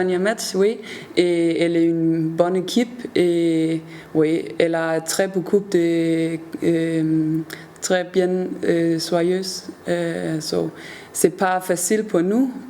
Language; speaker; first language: French; non-native, learner; Danish